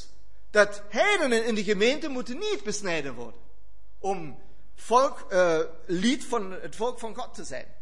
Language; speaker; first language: Dutch; non-native, fluent; German